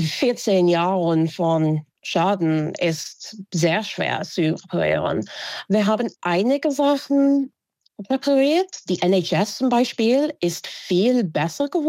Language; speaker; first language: German; non-native, fluent; English